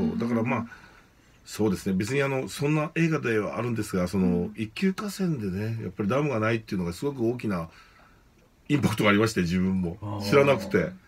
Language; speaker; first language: Japanese; native; Japanese